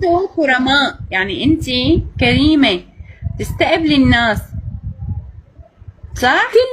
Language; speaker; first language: Arabic; non-native, learner; Amharic